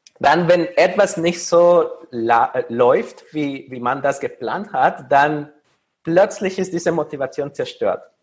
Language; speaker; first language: German; non-native, fluent; Spanish